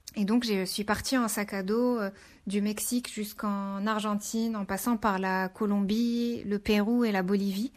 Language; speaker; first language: French; non-native, local second language; Arabic